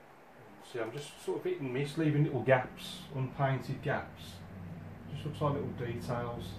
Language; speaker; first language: English; native; English